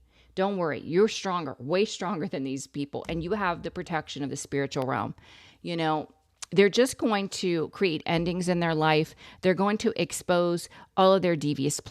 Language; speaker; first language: English; native; English